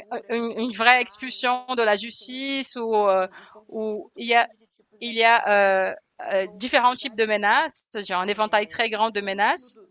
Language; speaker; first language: French; non-native, fluent; Portuguese